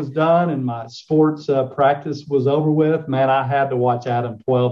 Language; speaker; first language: English; native; English